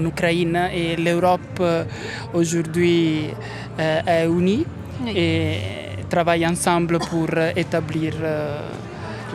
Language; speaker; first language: French; non-native, fluent; Italian